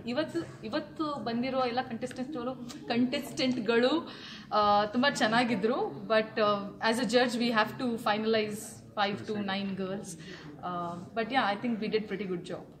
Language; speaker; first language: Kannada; non-native, local second language; Tulu